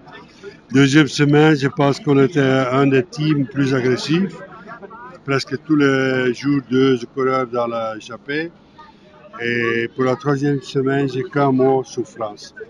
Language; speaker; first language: French; non-native, fluent; Dutch